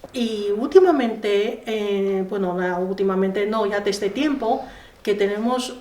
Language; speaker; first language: Spanish; non-native, learner; Chinese